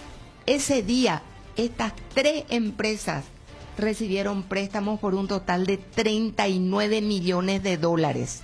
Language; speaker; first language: Spanish; native; Spanish